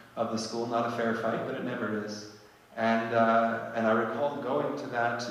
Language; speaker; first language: English; native; English